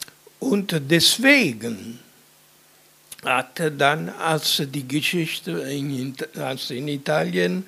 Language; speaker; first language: German; non-native, fluent; Italian